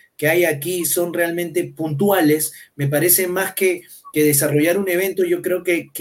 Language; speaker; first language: Spanish; native; Spanish